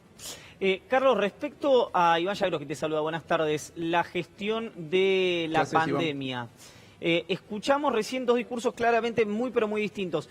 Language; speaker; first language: Spanish; native; Spanish